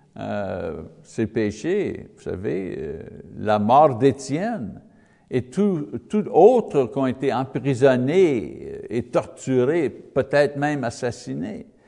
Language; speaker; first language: French; non-native, learner; English